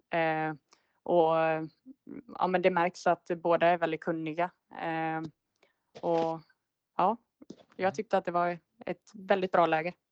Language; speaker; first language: Swedish; native; Swedish